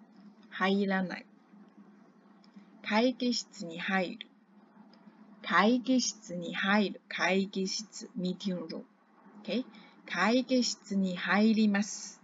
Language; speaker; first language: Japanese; non-native, fluent; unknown